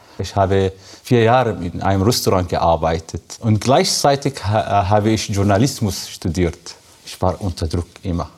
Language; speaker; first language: German; non-native, learner; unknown